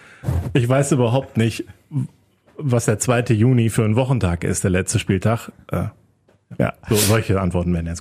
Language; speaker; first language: German; native; German